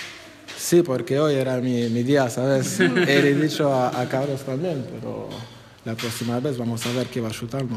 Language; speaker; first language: Spanish; non-native, fluent; French